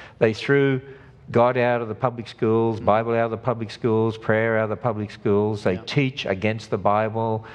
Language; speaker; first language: English; native; English